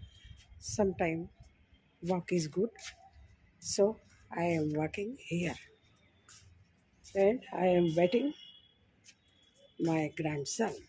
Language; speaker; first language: English; non-native, learner; Hindi